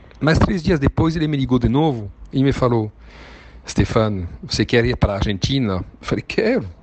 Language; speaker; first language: Portuguese; non-native, fluent; French